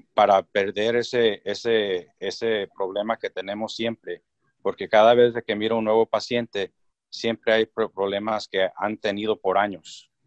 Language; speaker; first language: Spanish; early bilingual, heritage; Spanish